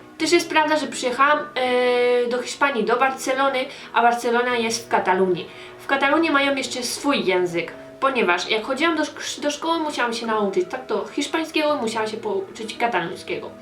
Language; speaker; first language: Polish; early bilingual, heritage; Polish